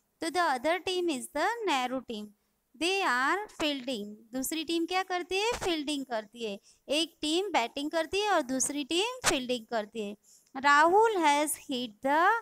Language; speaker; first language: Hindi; non-native, local second language; Gujarati